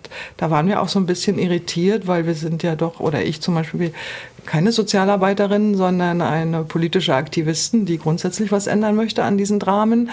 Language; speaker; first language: German; native; German